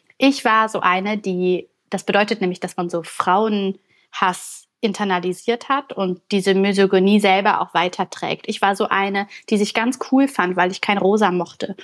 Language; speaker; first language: German; early bilingual, other home language; Bulgarian